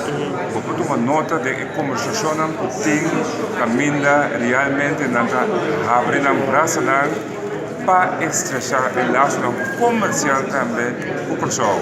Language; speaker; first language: Portuguese; non-native, learner; Papiamento